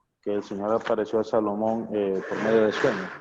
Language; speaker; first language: Spanish; native; Spanish